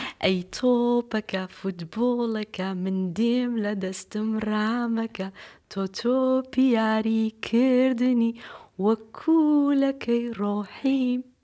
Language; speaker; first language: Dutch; non-native, fluent; Kurdish